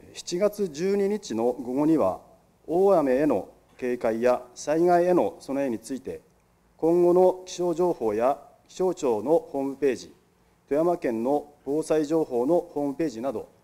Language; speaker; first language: Japanese; native; Japanese